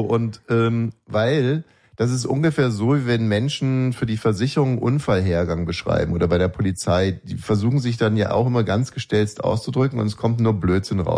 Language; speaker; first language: German; native; German